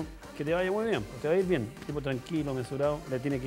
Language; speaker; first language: Spanish; native; Spanish